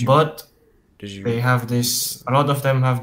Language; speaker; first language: English; non-native, local second language; Chinese